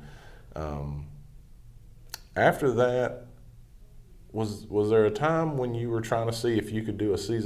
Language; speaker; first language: English; native; English